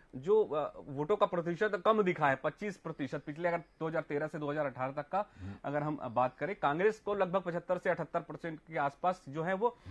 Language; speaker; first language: Hindi; native; Hindi